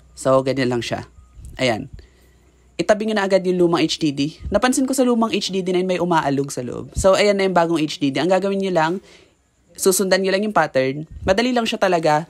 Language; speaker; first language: Filipino; native; Filipino